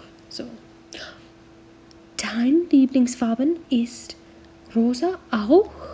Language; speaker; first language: German; non-native, learner; English